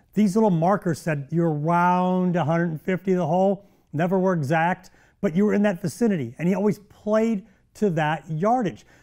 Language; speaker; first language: English; native; English